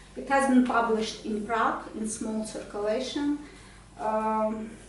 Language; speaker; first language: English; non-native, fluent; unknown